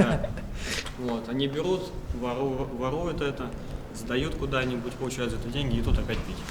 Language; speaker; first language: Russian; native; Russian